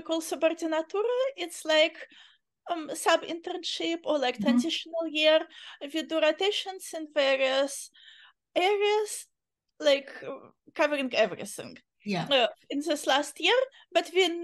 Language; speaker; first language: English; non-native, fluent; Uzbek